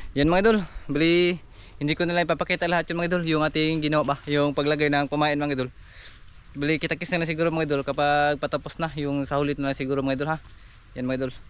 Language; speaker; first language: Filipino; non-native, local second language; Cebuano